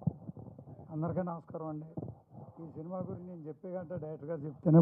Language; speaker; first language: Telugu; native; Telugu